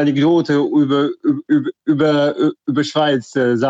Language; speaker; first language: German; non-native, fluent; Russian